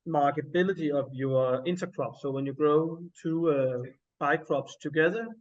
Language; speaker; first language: English; non-native, fluent; Danish